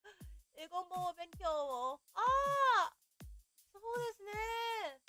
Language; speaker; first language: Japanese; non-native, learner; English